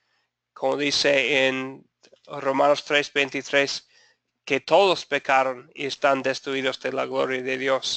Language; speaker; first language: Spanish; non-native, fluent; English